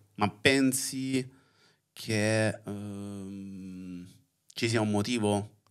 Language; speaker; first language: Italian; native; Italian